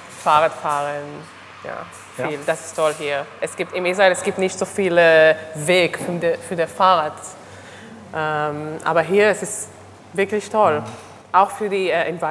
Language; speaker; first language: German; non-native, learner; Hebrew